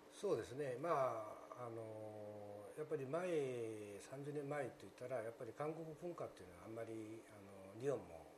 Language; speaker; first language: Japanese; non-native, fluent; Korean